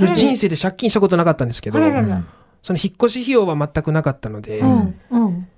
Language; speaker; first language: Japanese; native; Japanese